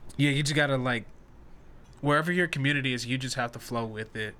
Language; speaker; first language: English; native; English